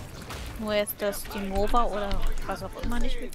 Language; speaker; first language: German; native; German